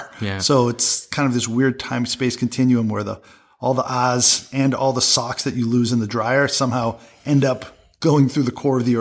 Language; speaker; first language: English; native; English